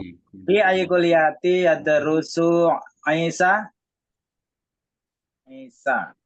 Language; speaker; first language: Arabic; non-native, learner; Indonesian